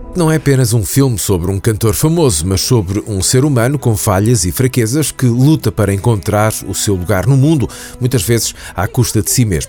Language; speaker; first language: Portuguese; native; Portuguese